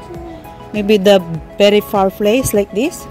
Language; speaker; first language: English; non-native, local second language; Filipino